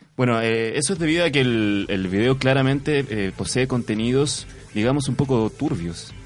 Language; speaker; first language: Spanish; non-native, fluent; Chinese